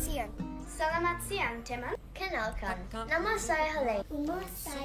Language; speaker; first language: Indonesian; non-native, learner; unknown